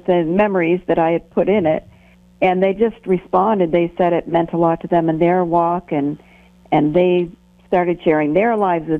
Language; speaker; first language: English; native; English